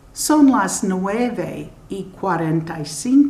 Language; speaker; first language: Spanish; non-native, fluent; English